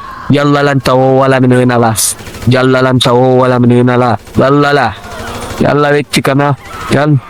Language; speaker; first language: Arabic; native; Arabic